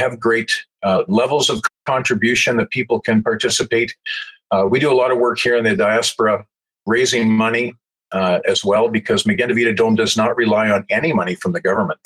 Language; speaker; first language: English; native; English